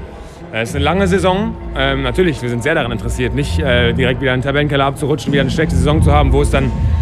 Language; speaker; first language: German; native; German